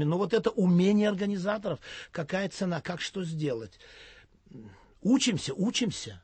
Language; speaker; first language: Russian; native; Russian